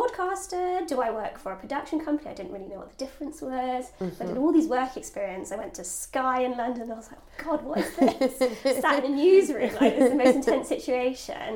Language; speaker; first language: English; native; English